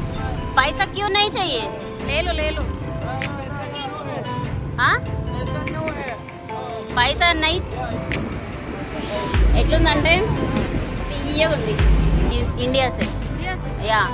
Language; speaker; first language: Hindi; non-native, local second language; Telugu